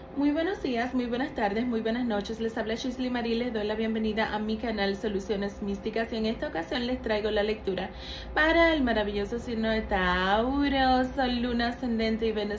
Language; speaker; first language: Spanish; native; Spanish